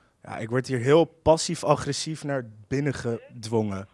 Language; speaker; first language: Dutch; native; Dutch